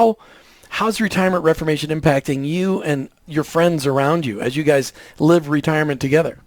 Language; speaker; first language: English; native; English